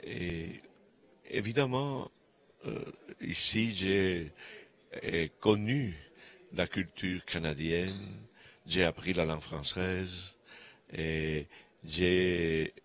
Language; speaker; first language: French; non-native, fluent; Spanish